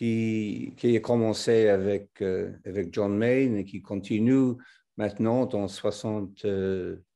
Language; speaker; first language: French; non-native, fluent; English